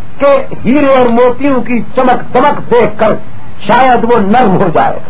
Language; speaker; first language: Urdu; native; Urdu